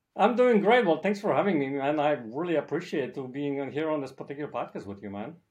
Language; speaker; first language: English; early bilingual, other home language; Polish